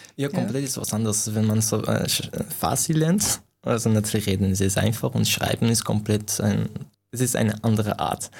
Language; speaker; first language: German; non-native, fluent; Persian